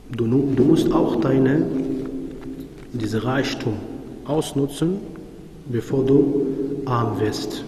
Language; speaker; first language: German; non-native, fluent; Arabic